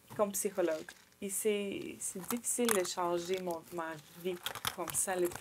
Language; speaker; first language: French; non-native, learner; Ukrainian